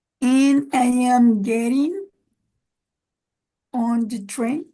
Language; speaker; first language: English; non-native, learner; Spanish